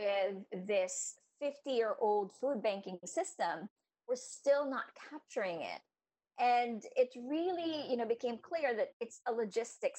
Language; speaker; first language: English; non-native, local second language; Filipino